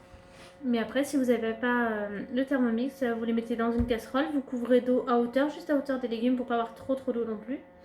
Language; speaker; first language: French; native; French